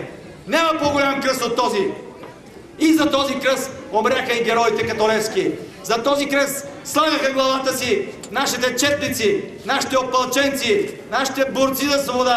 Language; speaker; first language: Bulgarian; native; Bulgarian